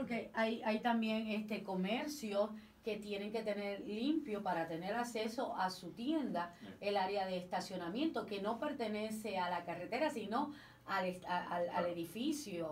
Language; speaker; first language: Spanish; native; Spanish